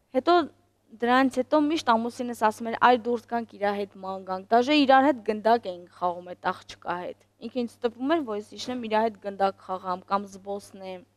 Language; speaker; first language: Armenian; native; Armenian